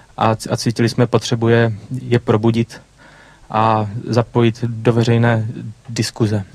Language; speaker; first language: Czech; native; Czech